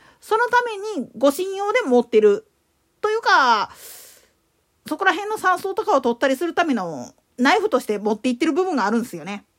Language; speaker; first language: Japanese; native; Japanese